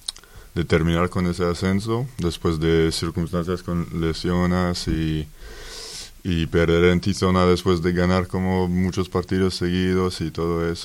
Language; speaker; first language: Spanish; non-native, fluent; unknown